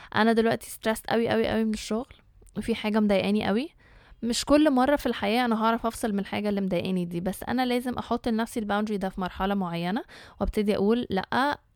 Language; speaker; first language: Arabic; early bilingual, heritage; Arabic